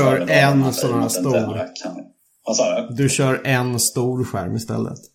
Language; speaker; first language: Swedish; native; Swedish